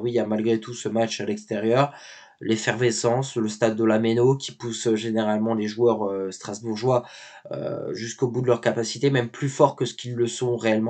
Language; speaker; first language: French; native; French